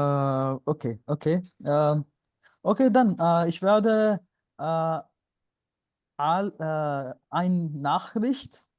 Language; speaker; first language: German; non-native, learner; Punjabi